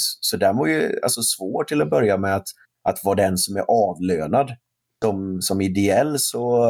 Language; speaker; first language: Swedish; native; Swedish